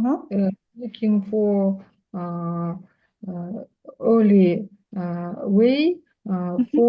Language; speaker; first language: English; non-native, learner; Russian